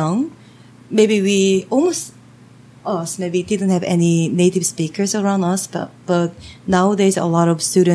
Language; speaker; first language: English; non-native, fluent; Korean